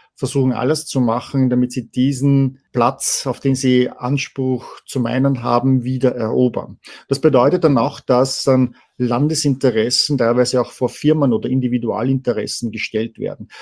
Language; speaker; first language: German; native; German